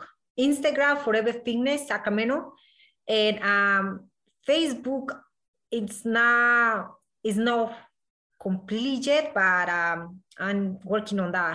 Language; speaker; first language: English; non-native, learner; Spanish